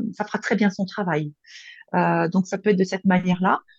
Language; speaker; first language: French; native; French